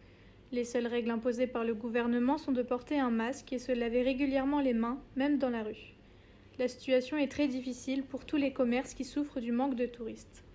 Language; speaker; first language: French; native; French